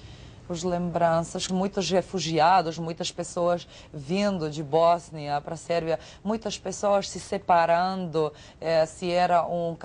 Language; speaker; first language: Portuguese; non-native, fluent; Serbian